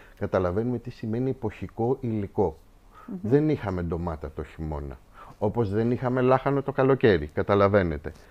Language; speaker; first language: Greek; early bilingual, heritage; Greek